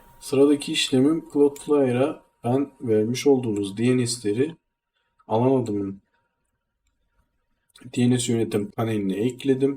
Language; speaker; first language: Turkish; native; Turkish